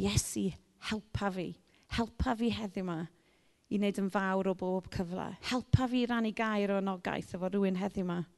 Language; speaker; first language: Welsh; native; Welsh